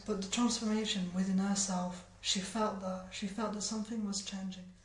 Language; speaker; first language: English; non-native, fluent; French